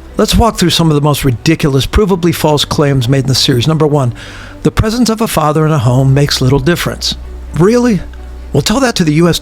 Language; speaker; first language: English; native; English